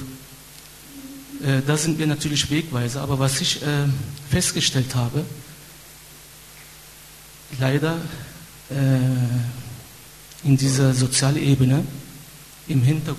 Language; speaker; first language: German; non-native, fluent; Turkish